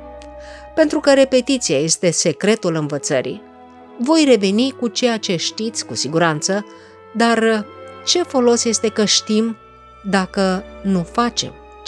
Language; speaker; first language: Romanian; native; Romanian